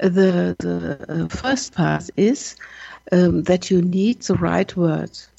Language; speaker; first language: English; non-native, learner; German